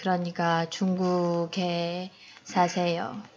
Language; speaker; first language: Korean; non-native, fluent; Chinese